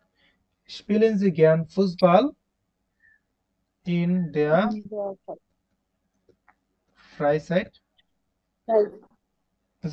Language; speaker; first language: German; non-native, fluent; Bangla